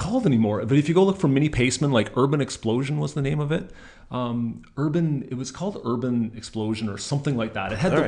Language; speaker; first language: English; native; English